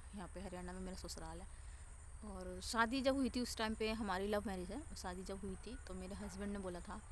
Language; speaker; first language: Hindi; native; Hindi